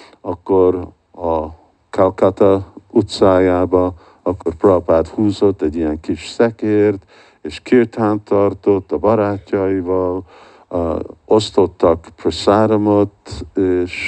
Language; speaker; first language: Hungarian; early bilingual, heritage; Hungarian